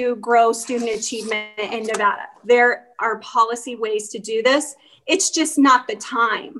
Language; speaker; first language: English; native; English